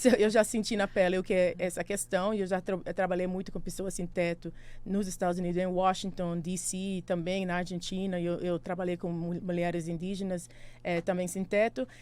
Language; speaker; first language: Portuguese; non-native, fluent; English